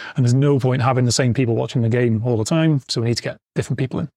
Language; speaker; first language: English; native; English